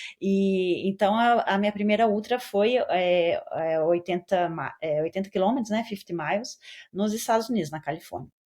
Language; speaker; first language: Portuguese; native; Portuguese